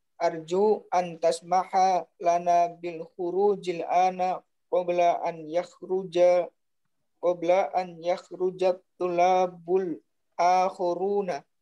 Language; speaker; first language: Arabic; non-native, learner; Indonesian